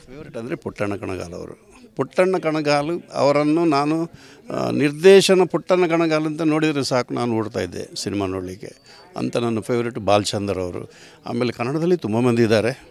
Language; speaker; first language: Kannada; non-native, local second language; Tulu